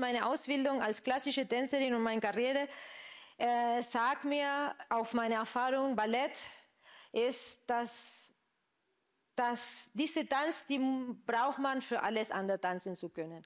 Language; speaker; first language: German; non-native, fluent; Spanish